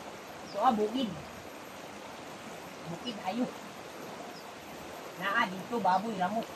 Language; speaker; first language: Cebuano; non-native, local second language; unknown